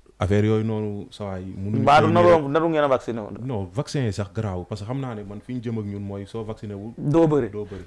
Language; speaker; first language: Wolof; non-native, local second language; Serer